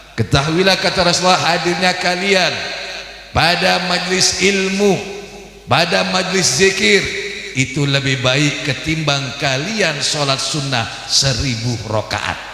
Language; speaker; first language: Indonesian; native; Indonesian